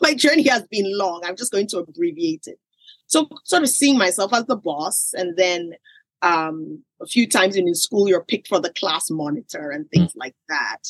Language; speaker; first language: English; non-native, local second language; Yoruba